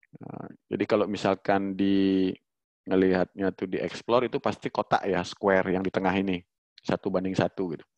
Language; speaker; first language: Indonesian; native; Indonesian